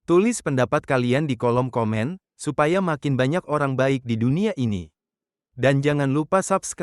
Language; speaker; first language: Indonesian; native; Indonesian